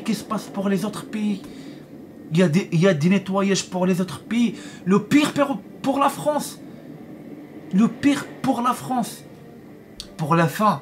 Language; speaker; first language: French; non-native, learner; Arabic